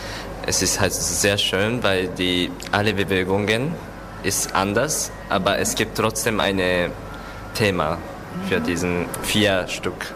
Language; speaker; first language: German; non-native, learner; Japanese